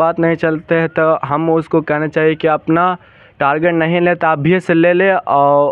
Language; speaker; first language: Hindi; native; Hindi